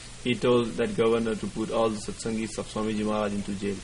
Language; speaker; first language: English; non-native, local second language; Punjabi